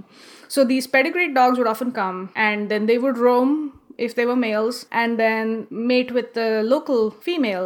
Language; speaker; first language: English; non-native, local second language; Marathi